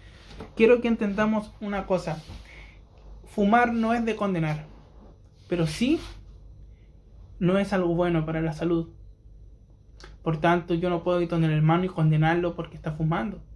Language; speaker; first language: Spanish; native; Spanish